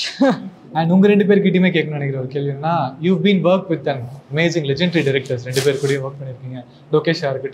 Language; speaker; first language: Tamil; native; Tamil